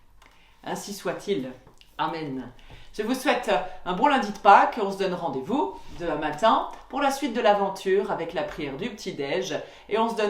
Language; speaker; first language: French; native; French